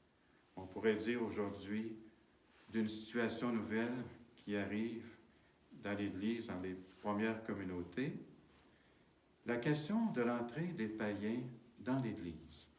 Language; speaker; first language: French; native; French